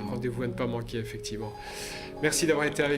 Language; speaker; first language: French; native; French